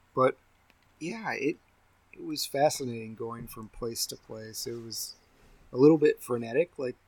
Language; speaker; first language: English; native; English